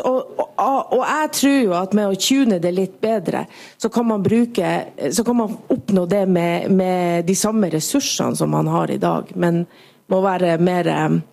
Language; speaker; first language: Norwegian; native; Norwegian